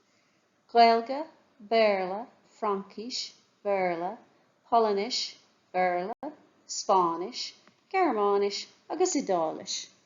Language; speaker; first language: Irish; non-native, local second language; English